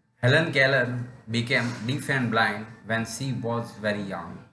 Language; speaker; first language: English; non-native, local second language; Gujarati